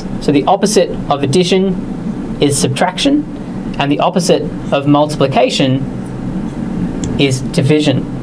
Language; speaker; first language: English; native; English